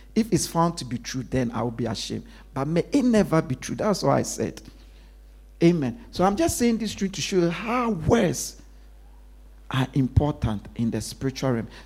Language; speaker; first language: English; non-native, local second language; Akan